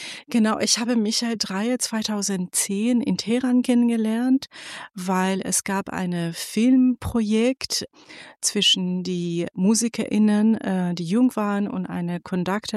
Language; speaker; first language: German; non-native, fluent; Persian